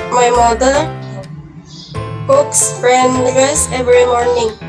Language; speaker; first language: English; non-native, learner; Indonesian